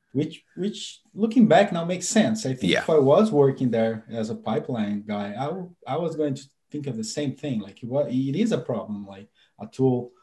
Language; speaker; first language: English; non-native, fluent; Portuguese